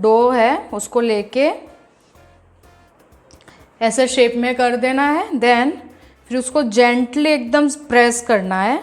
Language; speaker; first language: Hindi; non-native, local second language; Gujarati